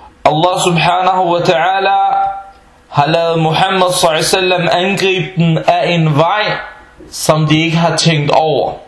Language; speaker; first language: Danish; non-native, fluent; Arabic